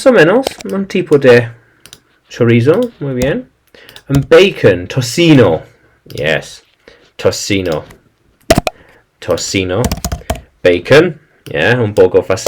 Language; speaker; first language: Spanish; non-native, learner; English